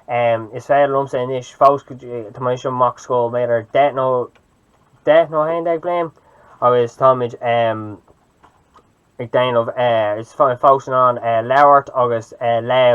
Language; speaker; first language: Irish; non-native, local second language; English